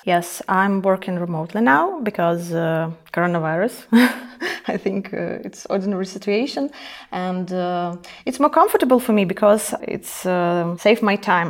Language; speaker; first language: English; non-native, learner; Russian